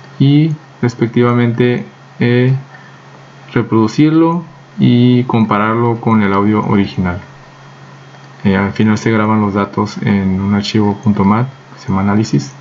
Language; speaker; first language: Spanish; native; Spanish